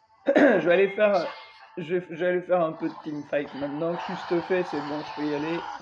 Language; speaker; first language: French; native; French